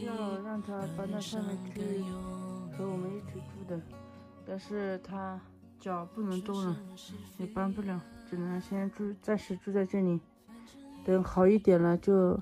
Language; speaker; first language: Chinese; non-native, local second language; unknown